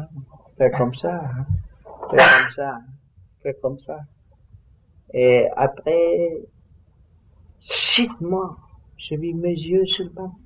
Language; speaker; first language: French; non-native, learner; Vietnamese